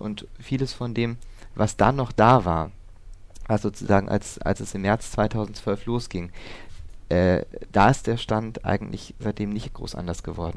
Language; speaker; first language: German; native; German